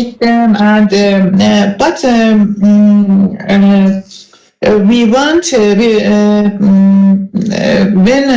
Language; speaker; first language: English; non-native, learner; Persian